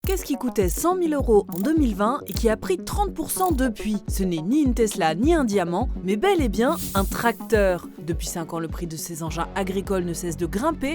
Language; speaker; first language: French; native; French